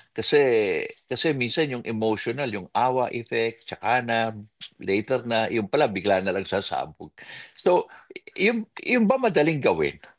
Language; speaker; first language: Filipino; native; Filipino